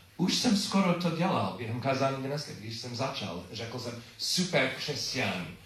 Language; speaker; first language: Czech; non-native, learner; English